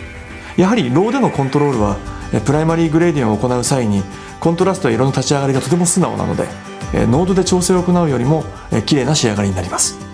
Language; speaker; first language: Japanese; native; Japanese